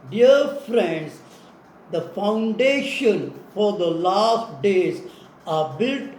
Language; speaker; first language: English; non-native, local second language; Tamil